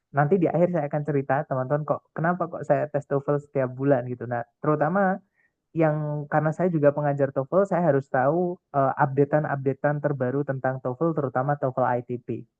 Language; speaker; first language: Indonesian; non-native, local second language; Javanese